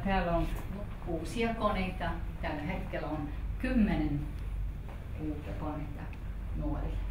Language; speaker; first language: Finnish; non-native, fluent; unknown